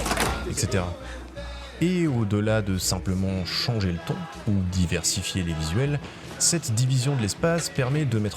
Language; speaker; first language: French; native; French